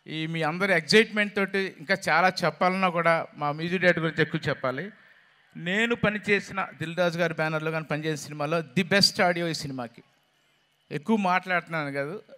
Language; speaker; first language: Telugu; native; Telugu